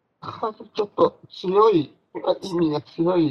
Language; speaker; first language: Japanese; non-native, fluent; Chinese